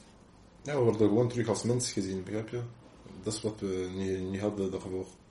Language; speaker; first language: Dutch; non-native, local second language; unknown